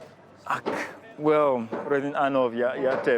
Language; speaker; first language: Welsh; non-native, fluent; French